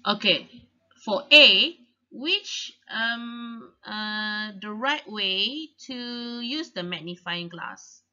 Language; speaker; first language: English; non-native, local second language; Malay